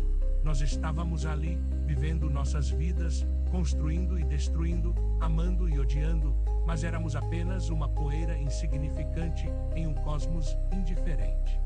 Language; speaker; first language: Portuguese; native; Portuguese